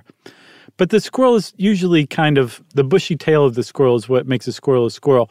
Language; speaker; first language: English; native; English